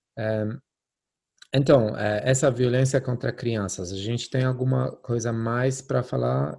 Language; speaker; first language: Portuguese; non-native, fluent; Polish